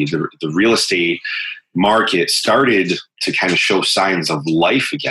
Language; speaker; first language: English; native; English